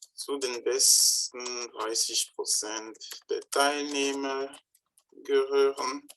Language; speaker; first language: German; non-native, fluent; French